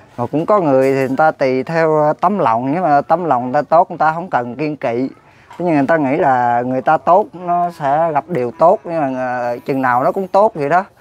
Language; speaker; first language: Vietnamese; non-native, local second language; Khmer